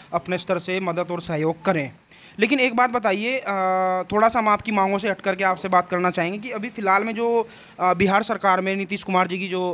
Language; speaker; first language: Hindi; native; Hindi